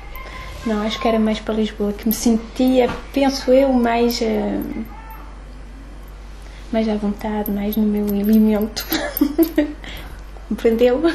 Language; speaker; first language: Portuguese; early bilingual, heritage; French